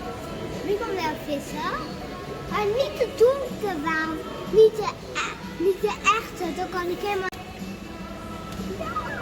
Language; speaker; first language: Dutch; early bilingual, other home language; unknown